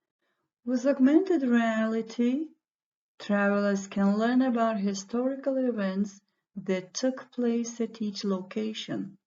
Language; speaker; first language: English; non-native, fluent; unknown